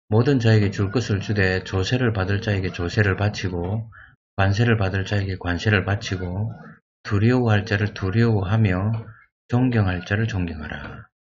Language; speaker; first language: Korean; native; Korean